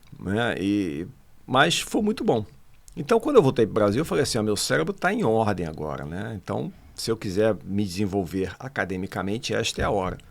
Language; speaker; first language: Portuguese; native; Portuguese